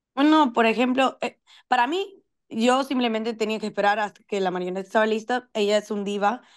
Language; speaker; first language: Spanish; early bilingual, heritage; Spanish